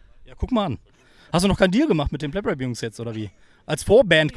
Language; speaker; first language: German; native; German